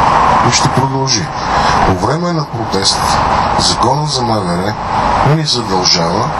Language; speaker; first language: Bulgarian; native; Bulgarian